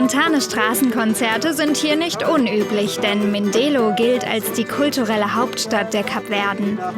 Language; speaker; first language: German; native; German